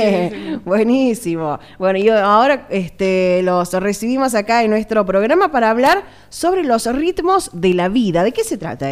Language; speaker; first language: Spanish; native; Spanish